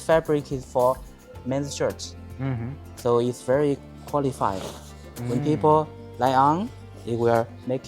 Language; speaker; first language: English; non-native, learner; Chinese